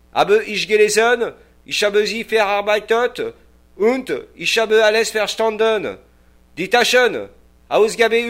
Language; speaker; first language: German; non-native, learner; French